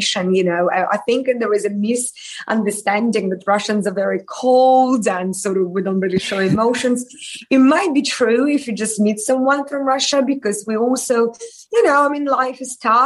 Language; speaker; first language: English; non-native, fluent; Russian